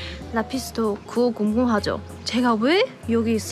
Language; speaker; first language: Korean; non-native, learner; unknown